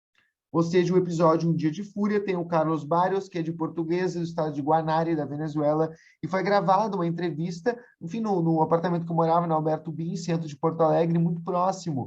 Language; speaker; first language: Portuguese; native; Portuguese